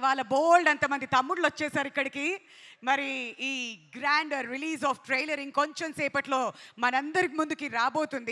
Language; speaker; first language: Telugu; native; Telugu